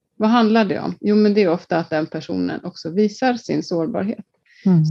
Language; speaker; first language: Swedish; non-native, fluent; Icelandic